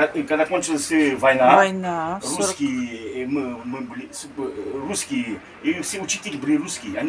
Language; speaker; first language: Russian; early bilingual, heritage; Russian